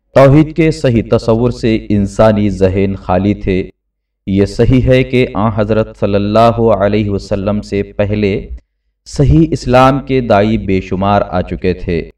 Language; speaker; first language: Urdu; native; Urdu